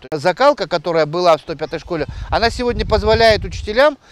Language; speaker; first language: Russian; native; Russian